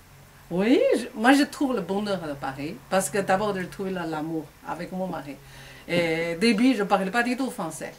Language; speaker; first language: French; non-native, learner; Chinese